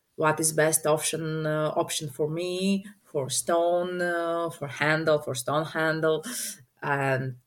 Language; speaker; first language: English; non-native, learner; Latvian